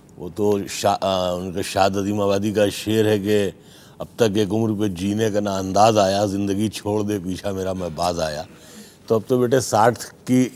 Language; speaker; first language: Hindi; native; Hindi